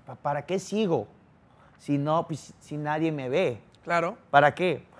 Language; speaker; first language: Spanish; early bilingual, other home language; Korean